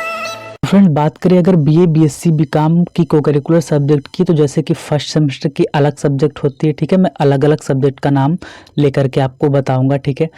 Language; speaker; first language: Hindi; native; Hindi